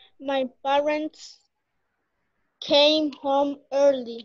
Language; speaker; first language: English; non-native, learner; Spanish